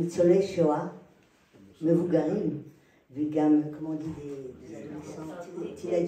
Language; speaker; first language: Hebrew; non-native, learner; French